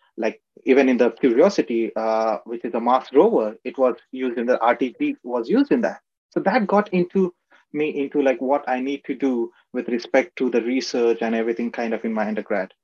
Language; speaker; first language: English; non-native, local second language; Marathi